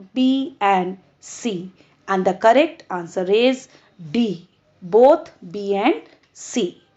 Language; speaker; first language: English; non-native, local second language; Punjabi